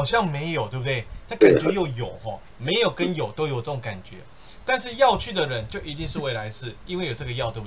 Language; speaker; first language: Chinese; native; Chinese